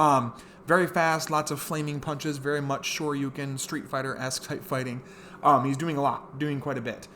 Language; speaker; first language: English; native; English